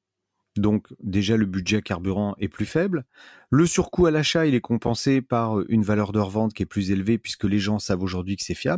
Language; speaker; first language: French; native; French